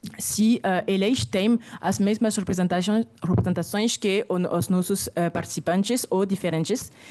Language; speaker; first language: Portuguese; non-native, fluent; French